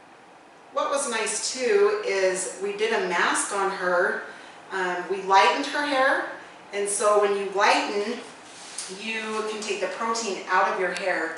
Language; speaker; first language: English; native; English